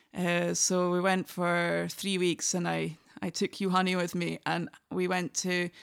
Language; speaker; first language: English; native; English